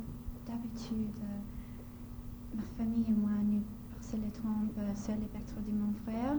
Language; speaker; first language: French; non-native, learner; English